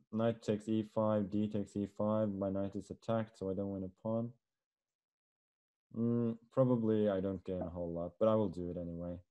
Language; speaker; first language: English; non-native, fluent; Norwegian